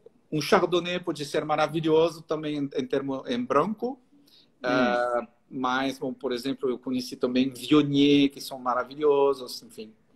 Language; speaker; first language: Portuguese; non-native, fluent; French